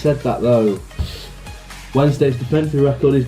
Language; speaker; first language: English; native; English